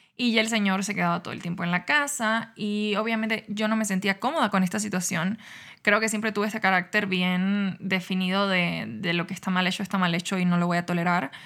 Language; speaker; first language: Spanish; native; Spanish